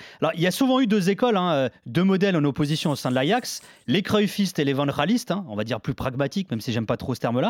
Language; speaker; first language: French; native; French